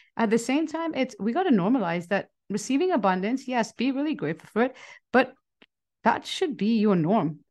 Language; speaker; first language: English; non-native, local second language; Hindi